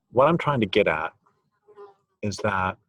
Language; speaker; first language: English; native; English